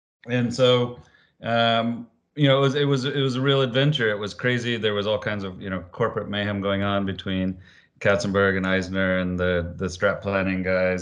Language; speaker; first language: English; native; English